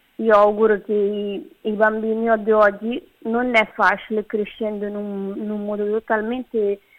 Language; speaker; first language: Italian; non-native, fluent; Kabuverdianu